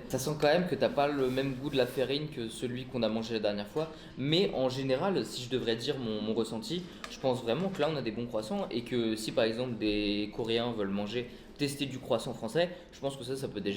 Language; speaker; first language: French; native; French